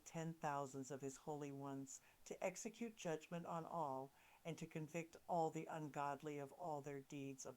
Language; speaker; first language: English; native; English